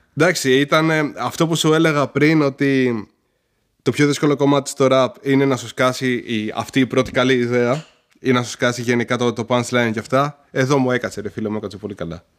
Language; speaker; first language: Greek; early bilingual, heritage; Greek